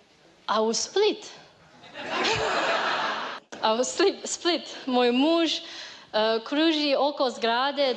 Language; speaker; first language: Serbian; non-native, learner; Chinese